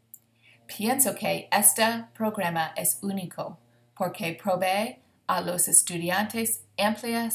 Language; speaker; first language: Spanish; non-native, fluent; English